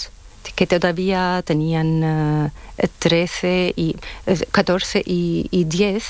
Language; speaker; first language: Spanish; non-native, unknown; Arabic